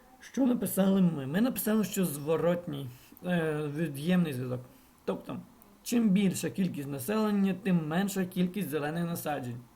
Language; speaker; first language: Ukrainian; non-native, local second language; Russian